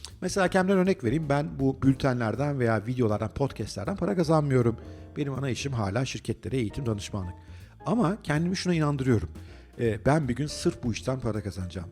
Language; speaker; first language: Turkish; native; Turkish